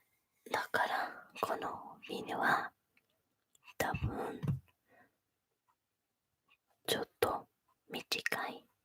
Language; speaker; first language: Japanese; non-native, learner; Spanish